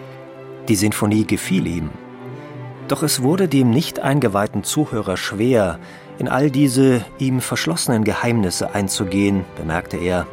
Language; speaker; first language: German; native; German